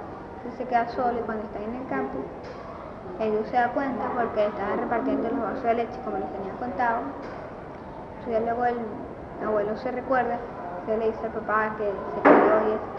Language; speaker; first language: Spanish; native; Spanish